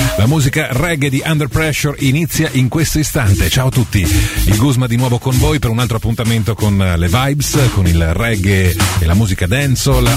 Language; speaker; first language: Italian; native; Italian